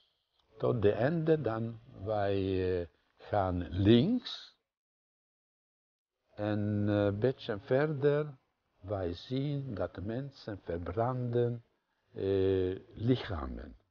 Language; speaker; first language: Dutch; non-native, fluent; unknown